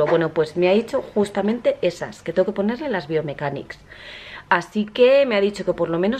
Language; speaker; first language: Spanish; native; Spanish